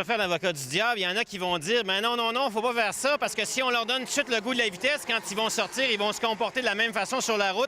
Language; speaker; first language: French; native; French